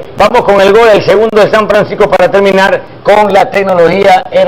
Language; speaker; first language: Spanish; native; Spanish